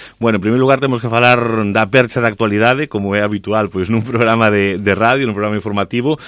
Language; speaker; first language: Galician; native; Galician